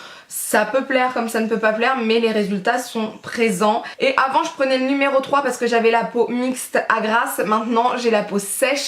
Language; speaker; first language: French; native; French